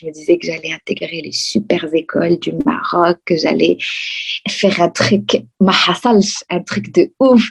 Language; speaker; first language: French; non-native, local second language; Arabic